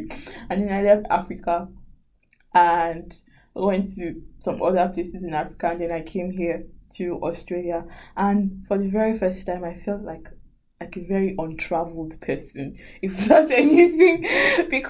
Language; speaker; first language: English; non-native, local second language; Yoruba